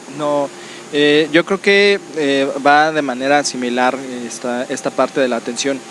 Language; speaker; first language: Spanish; native; Spanish